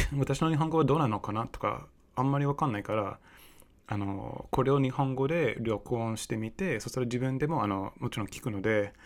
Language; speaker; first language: Japanese; non-native, fluent; English